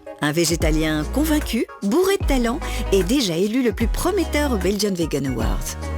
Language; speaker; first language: French; native; French